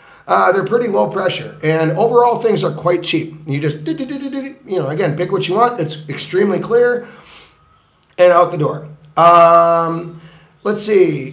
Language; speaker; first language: English; native; English